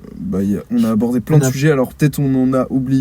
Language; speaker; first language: French; native; French